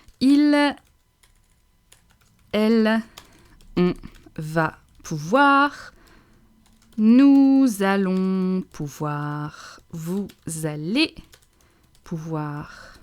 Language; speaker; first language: French; non-native, fluent; English